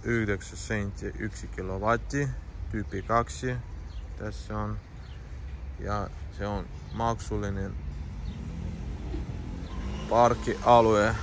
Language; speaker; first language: Finnish; non-native, learner; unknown